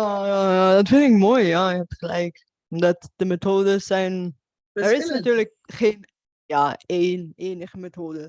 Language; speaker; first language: Dutch; non-native, fluent; Bulgarian